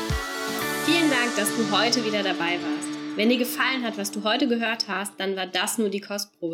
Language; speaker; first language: German; native; German